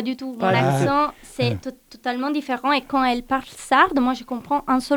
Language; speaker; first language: French; non-native, fluent; Italian